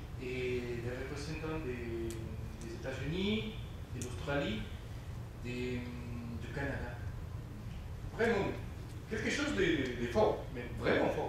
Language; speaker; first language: French; non-native, fluent; Spanish